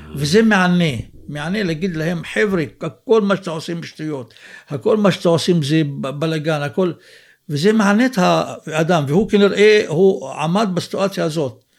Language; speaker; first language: Hebrew; non-native, local second language; Arabic